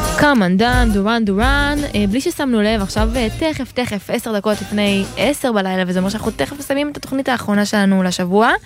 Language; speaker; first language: Hebrew; native; Hebrew